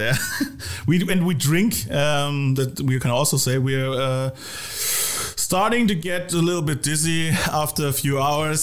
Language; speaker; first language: English; non-native, fluent; German